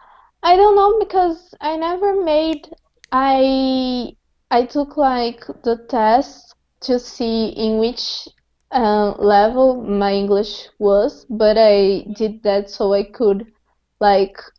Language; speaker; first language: English; non-native, fluent; Portuguese